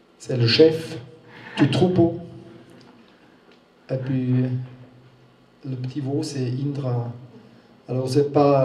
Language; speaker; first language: French; non-native, learner; German